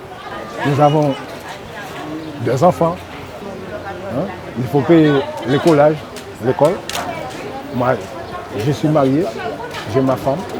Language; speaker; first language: French; non-native, local second language; Haitian Creole